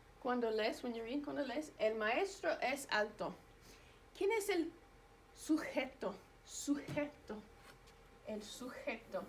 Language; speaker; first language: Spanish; non-native, fluent; English